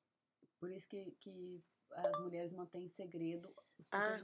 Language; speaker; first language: Portuguese; native; Portuguese